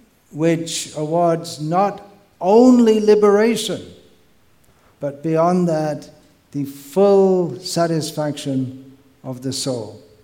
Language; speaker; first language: English; native; English